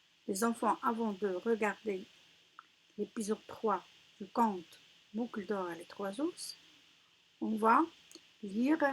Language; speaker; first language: French; non-native, local second language; Arabic